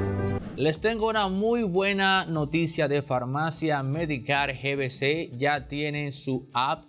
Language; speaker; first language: Spanish; native; Spanish